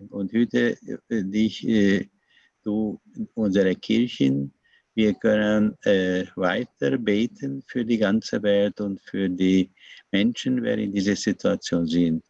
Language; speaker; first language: German; non-native, learner; Hungarian